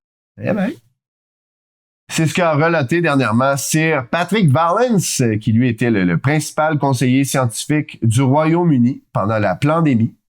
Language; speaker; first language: French; native; French